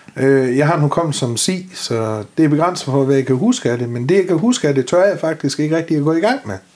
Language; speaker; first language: Danish; native; Danish